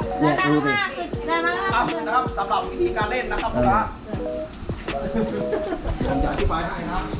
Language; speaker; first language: Thai; native; Thai